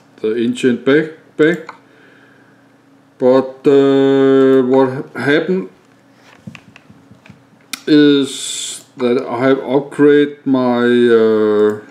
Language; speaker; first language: English; non-native, learner; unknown